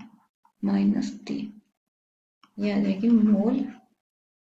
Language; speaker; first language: Hindi; native; Hindi